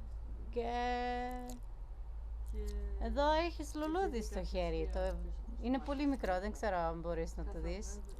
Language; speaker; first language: Greek; early bilingual, heritage; English